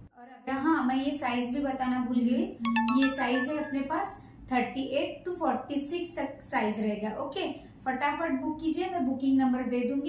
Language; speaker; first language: Hindi; non-native, local second language; Marathi